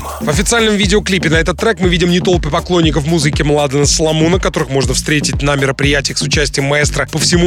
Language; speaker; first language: Russian; native; Russian